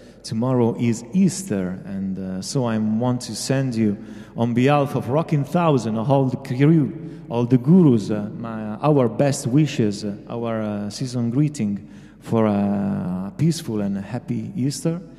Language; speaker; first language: English; non-native, fluent; Italian